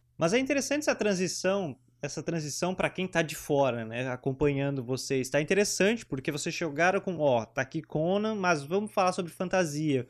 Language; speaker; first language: Portuguese; native; Portuguese